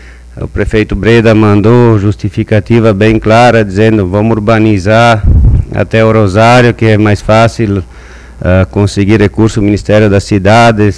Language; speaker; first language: Portuguese; native; Portuguese